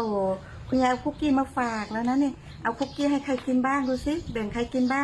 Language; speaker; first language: Thai; native; Thai